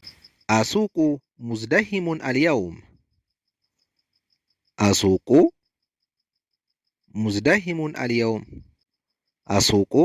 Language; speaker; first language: Arabic; non-native, fluent; Amharic